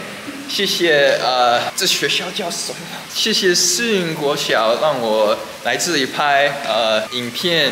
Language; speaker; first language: Chinese; early bilingual, heritage; English